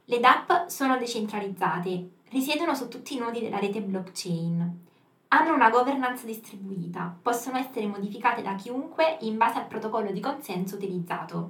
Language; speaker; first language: Italian; native; Italian